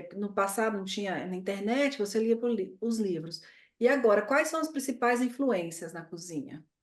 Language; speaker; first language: Portuguese; native; Portuguese